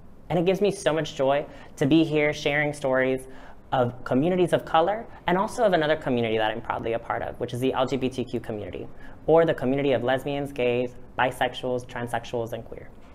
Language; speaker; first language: English; early bilingual, other home language; Spanish